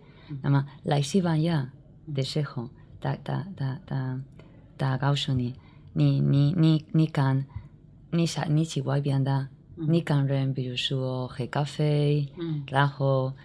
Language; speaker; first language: Chinese; non-native, learner; Spanish